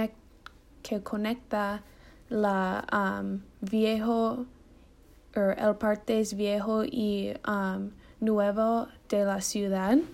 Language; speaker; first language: Spanish; non-native, learner; English